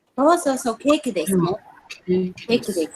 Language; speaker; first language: Japanese; non-native, fluent; Mongolian